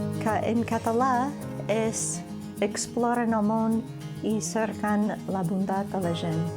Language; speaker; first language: Catalan; non-native, fluent; English